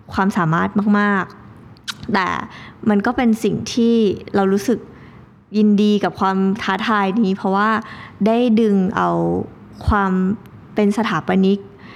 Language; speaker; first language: Thai; native; Thai